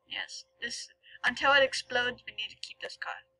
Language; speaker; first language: English; native; English